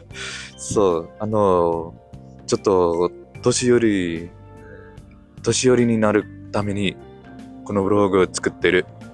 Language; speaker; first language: Japanese; non-native, learner; English